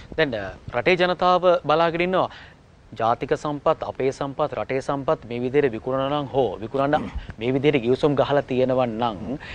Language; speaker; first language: Sinhala; native; Sinhala